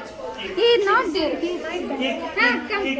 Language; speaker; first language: English; non-native, local second language; Hindi